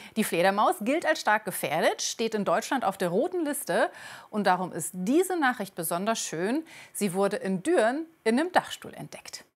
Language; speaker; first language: German; native; German